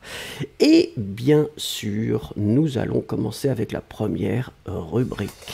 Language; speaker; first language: French; native; French